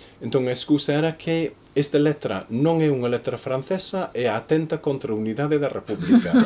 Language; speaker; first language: Galician; non-native, fluent; English